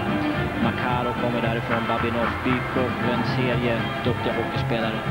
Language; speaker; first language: Swedish; native; Swedish